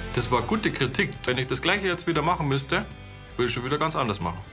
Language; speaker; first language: German; native; German